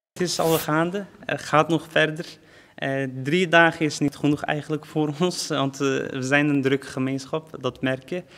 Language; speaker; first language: Dutch; early bilingual, other home language; Turkish